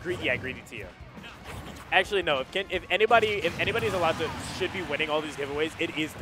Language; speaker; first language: English; native; English